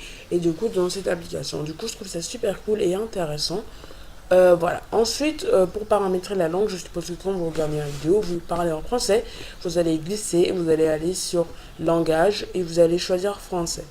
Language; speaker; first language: French; native; French